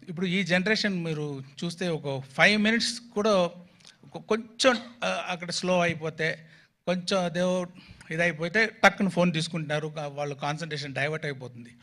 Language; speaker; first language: Telugu; non-native, fluent; Tamil